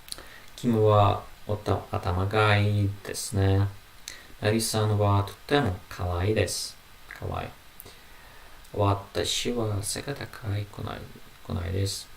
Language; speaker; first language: Japanese; non-native, learner; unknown